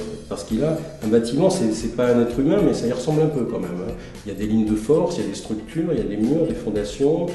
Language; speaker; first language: French; native; French